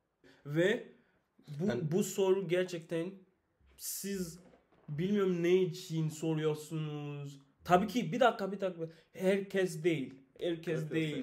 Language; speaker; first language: Turkish; non-native, learner; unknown